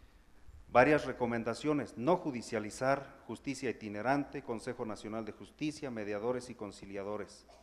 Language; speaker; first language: Spanish; native; Spanish